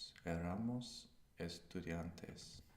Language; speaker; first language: Spanish; non-native, learner; English